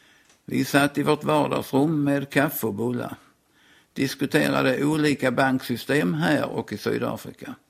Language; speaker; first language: Swedish; native; Swedish